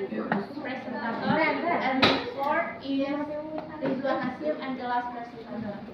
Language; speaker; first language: English; non-native, learner; Indonesian